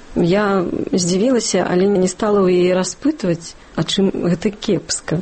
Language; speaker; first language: Belarusian; non-native, local second language; Russian